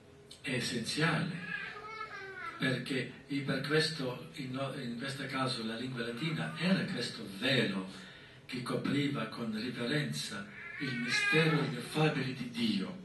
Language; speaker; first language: Italian; non-native, fluent; German